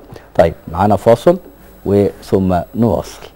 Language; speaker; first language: Arabic; native; Arabic